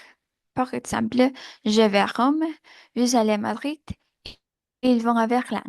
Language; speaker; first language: French; non-native, learner; Spanish